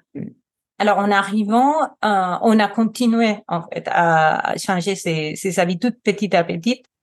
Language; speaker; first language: French; non-native, fluent; Spanish